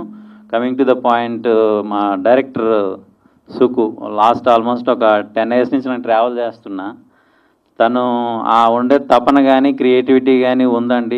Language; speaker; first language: Telugu; native; Telugu